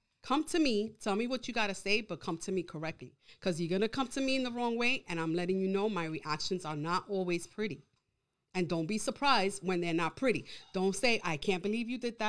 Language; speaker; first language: English; early bilingual, other home language; Spanish